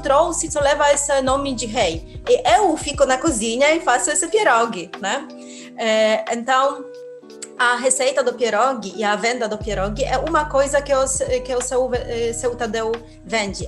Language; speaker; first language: Portuguese; non-native, fluent; Polish